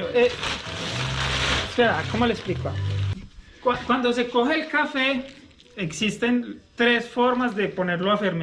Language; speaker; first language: Spanish; native; Spanish